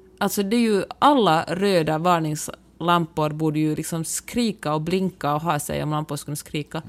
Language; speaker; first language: Swedish; native; Swedish